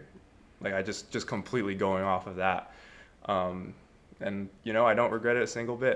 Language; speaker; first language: English; native; English